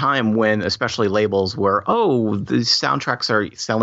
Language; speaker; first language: English; native; English